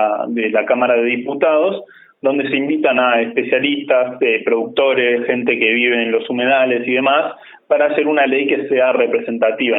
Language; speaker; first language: Spanish; native; Spanish